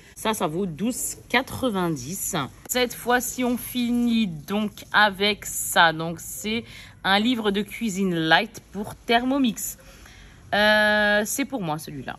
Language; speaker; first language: French; native; French